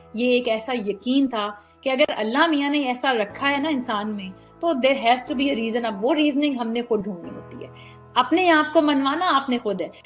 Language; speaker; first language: Urdu; native; Urdu